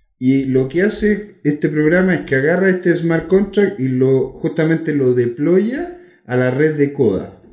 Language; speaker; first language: Spanish; native; Spanish